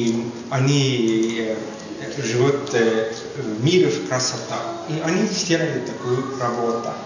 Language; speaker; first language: Russian; non-native, learner; Estonian